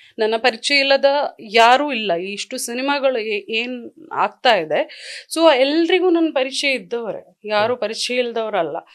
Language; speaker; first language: Kannada; non-native, local second language; Tulu